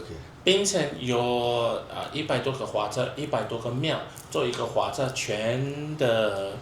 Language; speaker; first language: Chinese; non-native, fluent; English